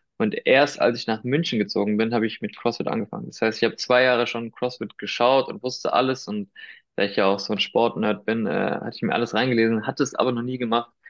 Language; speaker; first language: German; early bilingual, other home language; Spanish